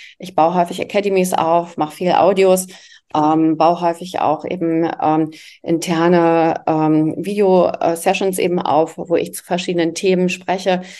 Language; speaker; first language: German; early bilingual, other home language; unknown